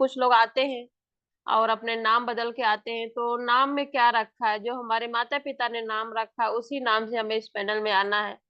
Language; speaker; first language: Hindi; native; Hindi